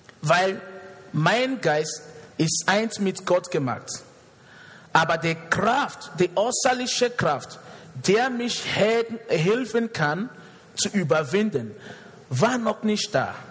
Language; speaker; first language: German; non-native, fluent; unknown